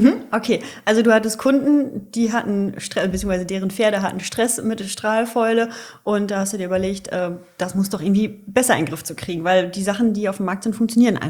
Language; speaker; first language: German; native; German